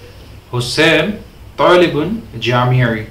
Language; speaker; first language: Arabic; non-native, fluent; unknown